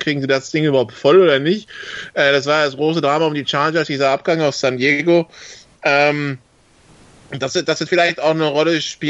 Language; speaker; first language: German; native; German